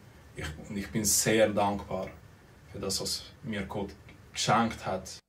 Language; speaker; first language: German; early bilingual, other home language; Spanish